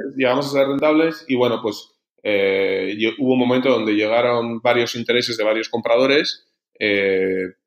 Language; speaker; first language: Spanish; native; Spanish